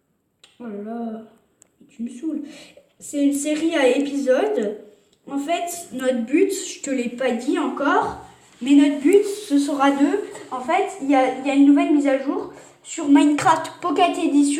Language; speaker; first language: French; native; French